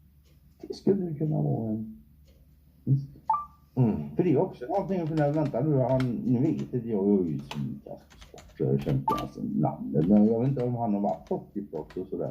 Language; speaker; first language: Swedish; native; Swedish